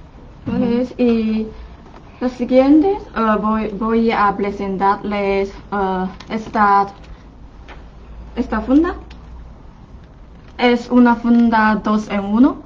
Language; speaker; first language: Spanish; non-native, fluent; Chinese